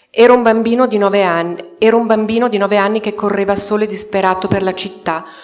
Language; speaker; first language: Italian; native; Italian